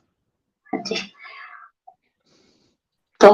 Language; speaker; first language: Hindi; non-native, local second language; Kannada